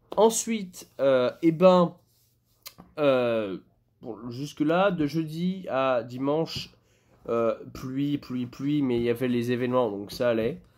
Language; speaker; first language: French; native; French